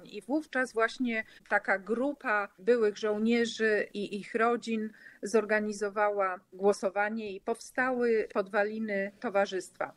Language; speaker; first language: Polish; native; Polish